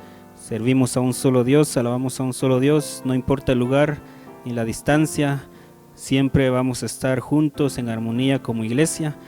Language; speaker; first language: Spanish; native; Spanish